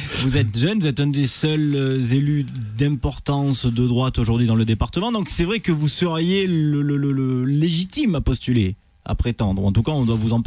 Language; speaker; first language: French; native; French